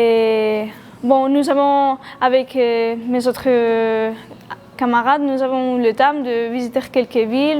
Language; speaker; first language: French; non-native, learner; Spanish